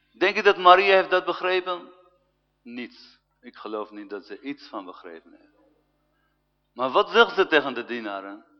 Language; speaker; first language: Dutch; non-native, fluent; Arabic